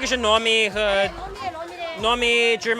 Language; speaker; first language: Chinese; non-native, learner; English